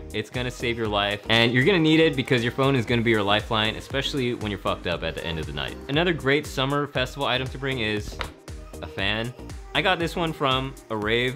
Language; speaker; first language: English; native; English